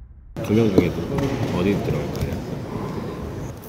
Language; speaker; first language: Korean; native; Korean